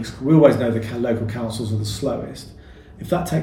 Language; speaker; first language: English; native; English